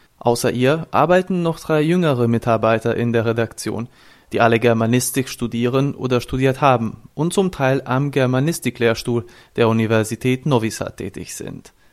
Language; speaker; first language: German; non-native, fluent; Serbian